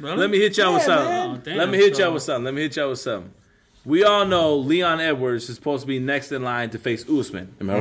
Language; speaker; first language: English; native; English